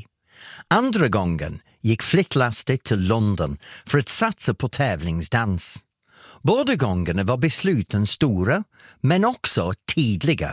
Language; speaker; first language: Swedish; non-native, fluent; English